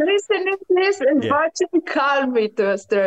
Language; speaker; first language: English; non-native, learner; Croatian